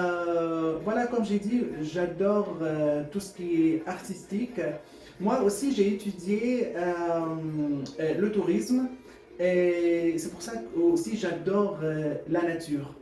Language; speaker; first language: French; non-native, fluent; Arabic